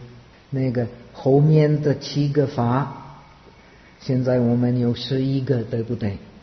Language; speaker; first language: Chinese; non-native, fluent; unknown